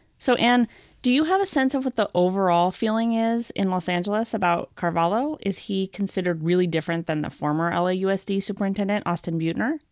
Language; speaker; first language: English; native; English